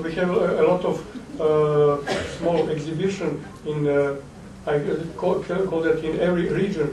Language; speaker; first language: English; non-native, fluent; Serbian